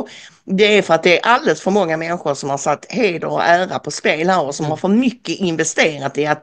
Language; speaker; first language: Swedish; native; Swedish